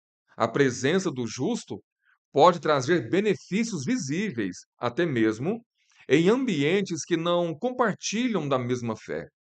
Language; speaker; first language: Portuguese; native; Portuguese